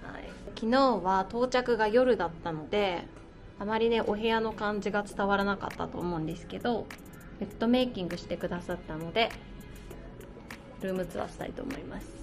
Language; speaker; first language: Japanese; native; Japanese